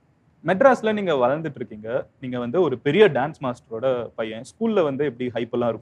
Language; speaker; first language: Tamil; native; Tamil